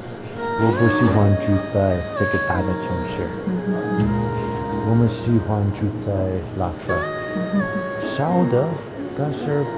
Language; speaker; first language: Chinese; non-native, learner; English